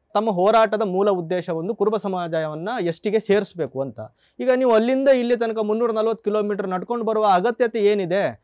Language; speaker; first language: Kannada; native; Kannada